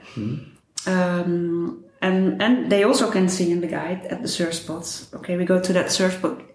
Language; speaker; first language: English; non-native, fluent; Dutch